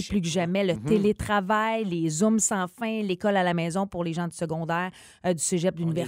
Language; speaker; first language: French; native; French